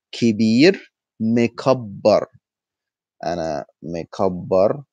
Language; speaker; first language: Arabic; early bilingual, heritage; Arabic